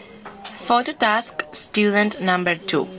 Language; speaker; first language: English; non-native, fluent; Spanish